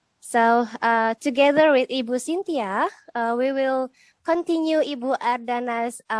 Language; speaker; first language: English; non-native, fluent; Indonesian